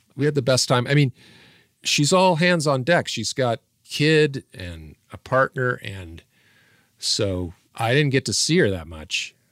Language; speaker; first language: English; native; English